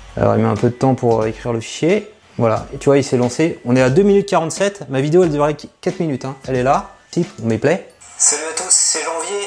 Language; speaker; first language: French; native; French